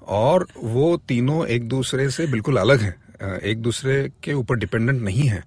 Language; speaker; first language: Hindi; non-native, local second language; Marathi